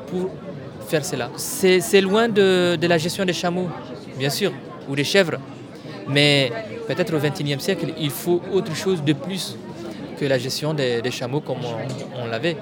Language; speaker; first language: French; non-native, local second language; Tamasheq